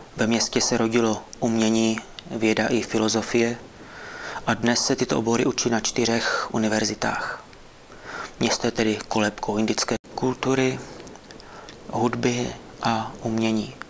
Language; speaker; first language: Czech; native; Czech